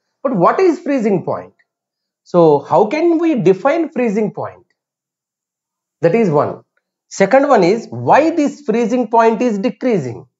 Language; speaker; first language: English; non-native, local second language; Telugu